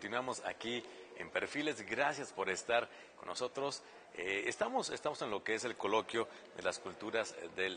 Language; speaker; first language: Spanish; native; Spanish